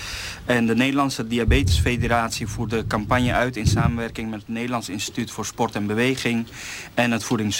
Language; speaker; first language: Dutch; native; Dutch